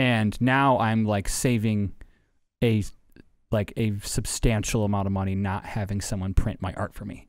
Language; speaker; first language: English; native; English